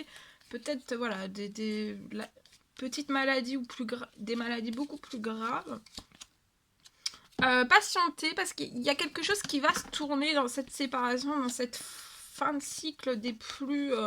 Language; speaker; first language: French; native; French